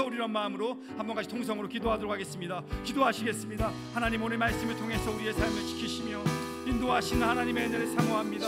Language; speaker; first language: Korean; native; Korean